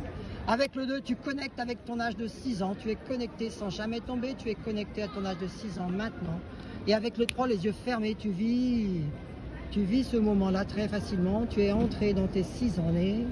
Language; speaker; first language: French; native; French